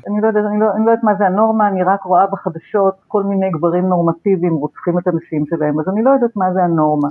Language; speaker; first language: Hebrew; native; Hebrew